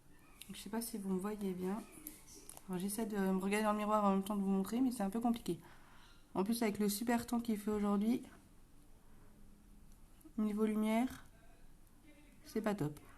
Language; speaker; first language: French; native; French